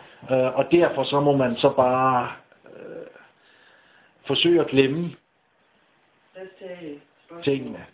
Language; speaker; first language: Danish; native; Danish